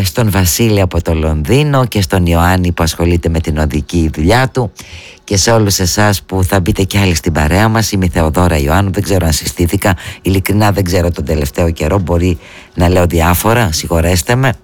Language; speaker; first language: Greek; native; Greek